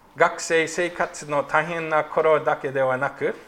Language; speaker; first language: Japanese; non-native, fluent; English